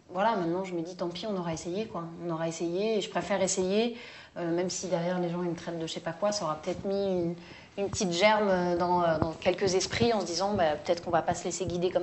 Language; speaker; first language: French; native; French